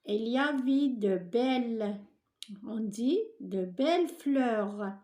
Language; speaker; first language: French; non-native, local second language; Arabic